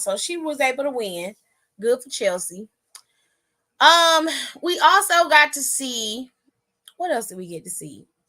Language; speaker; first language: English; native; English